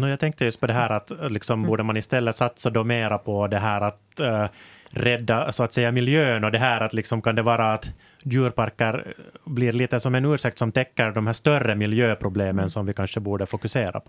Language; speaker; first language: Swedish; native; Swedish